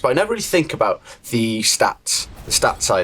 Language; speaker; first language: English; native; English